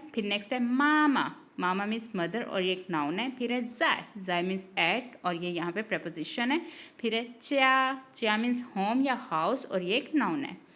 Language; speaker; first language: Urdu; native; Urdu